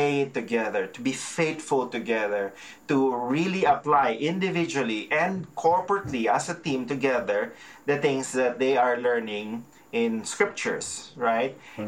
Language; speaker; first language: English; non-native, local second language; Filipino